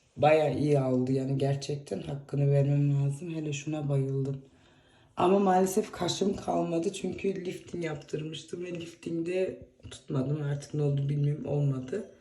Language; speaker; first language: Turkish; early bilingual, heritage; Turkish